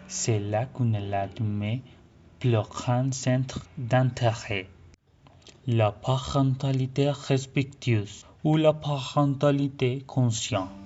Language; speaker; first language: French; non-native, fluent; Spanish